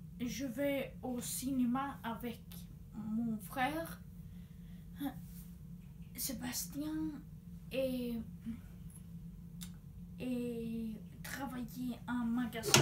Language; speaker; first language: French; non-native, learner; Swedish